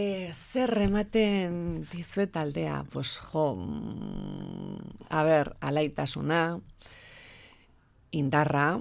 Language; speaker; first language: Basque; non-native, local second language; Spanish